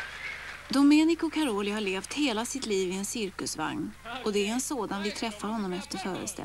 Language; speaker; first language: Swedish; native; Swedish